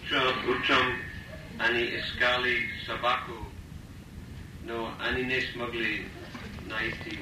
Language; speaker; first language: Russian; non-native, learner; English